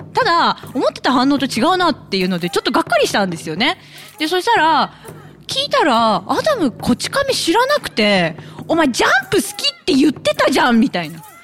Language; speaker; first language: Japanese; native; Japanese